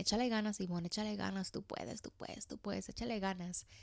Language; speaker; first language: Spanish; early bilingual, heritage; Spanish